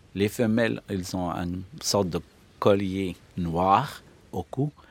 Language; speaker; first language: French; non-native, local second language; Arabic